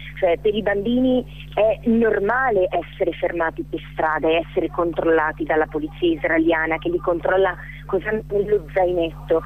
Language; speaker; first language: Italian; native; Italian